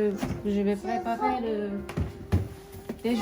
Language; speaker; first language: French; non-native, learner; Japanese